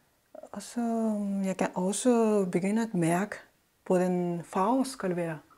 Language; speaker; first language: Danish; non-native, fluent; Japanese